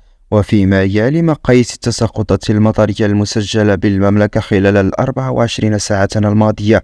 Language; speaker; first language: Arabic; native; Arabic